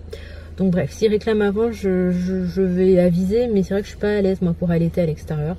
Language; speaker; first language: French; native; French